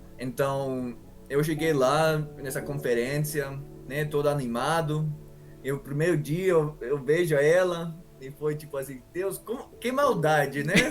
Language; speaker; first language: Portuguese; non-native, fluent; English